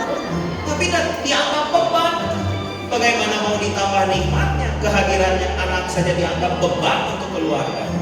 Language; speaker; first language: Indonesian; non-native, local second language; Sundanese